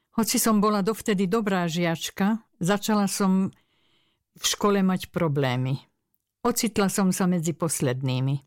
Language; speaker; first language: Slovak; early bilingual, other home language; Hungarian